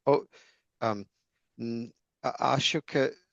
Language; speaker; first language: Portuguese; non-native, fluent; English